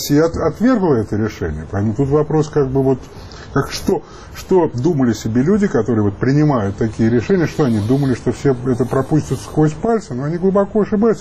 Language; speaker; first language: Russian; native; Russian